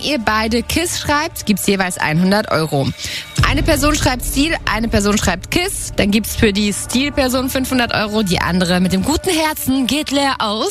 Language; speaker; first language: German; native; German